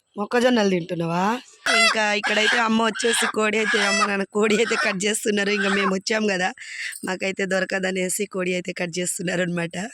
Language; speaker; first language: Telugu; native; Telugu